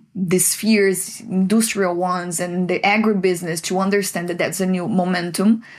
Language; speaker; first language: English; non-native, fluent; Portuguese